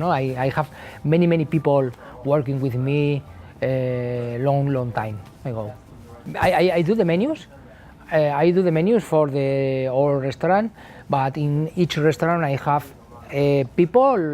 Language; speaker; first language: English; non-native, learner; Spanish